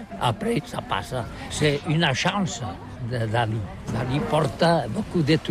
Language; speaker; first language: French; non-native, learner; Catalan